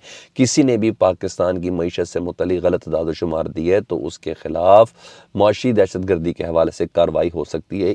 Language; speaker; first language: Urdu; native; Urdu